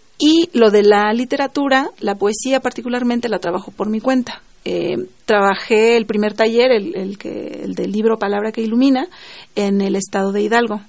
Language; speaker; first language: Spanish; non-native, local second language; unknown